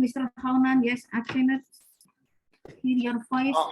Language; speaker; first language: English; non-native, fluent; Indonesian